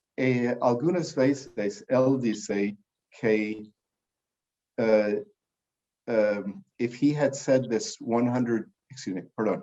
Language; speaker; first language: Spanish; non-native, learner; English